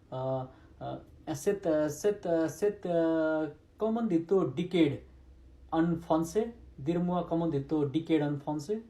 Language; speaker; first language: French; non-native, learner; Nepali